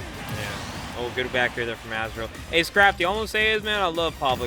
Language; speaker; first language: English; native; English